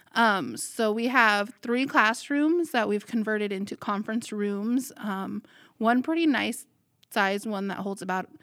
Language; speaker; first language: English; native; English